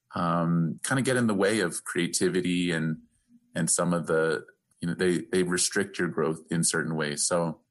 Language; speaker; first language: English; native; English